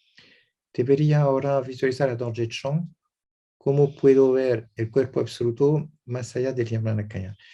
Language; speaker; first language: Spanish; non-native, learner; French